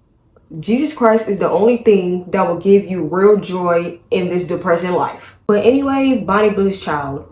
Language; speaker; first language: English; native; English